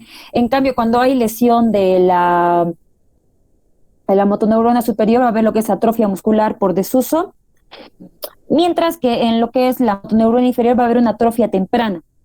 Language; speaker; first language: Spanish; native; Spanish